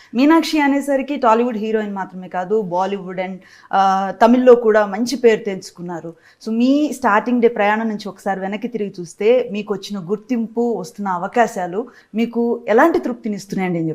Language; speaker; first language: Telugu; native; Telugu